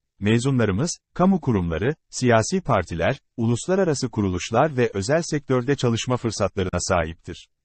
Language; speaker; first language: Turkish; native; Turkish